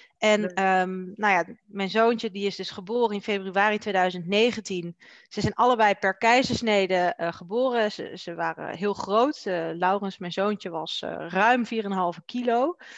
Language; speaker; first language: Dutch; native; Dutch